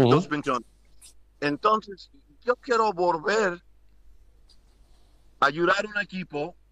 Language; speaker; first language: Spanish; non-native, learner; English